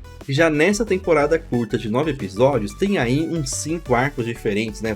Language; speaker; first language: Portuguese; native; Portuguese